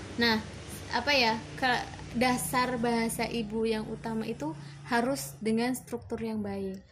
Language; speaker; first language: Indonesian; native; Indonesian